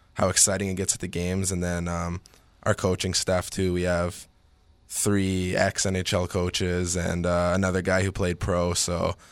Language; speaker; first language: English; native; English